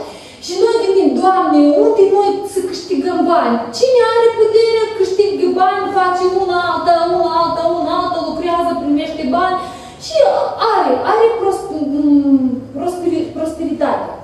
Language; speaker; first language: Romanian; non-native, learner; Russian